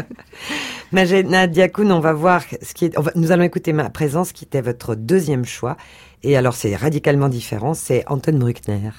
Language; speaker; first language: French; native; French